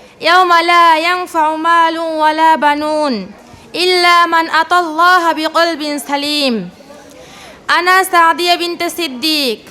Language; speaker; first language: Arabic; non-native, learner; Bangla